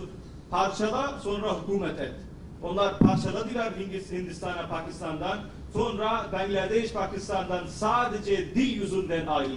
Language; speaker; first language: Turkish; non-native, fluent; Urdu